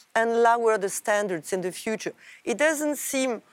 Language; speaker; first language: English; non-native, fluent; French